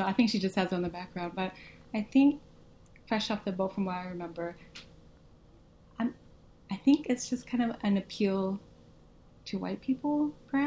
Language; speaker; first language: English; early bilingual, other home language; Vietnamese